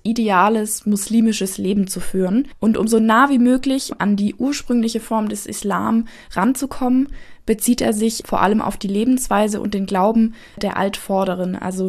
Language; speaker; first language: German; native; German